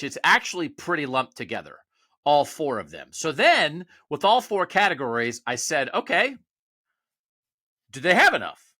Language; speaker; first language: English; native; English